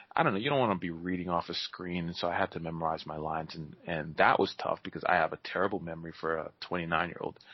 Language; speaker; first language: English; native; English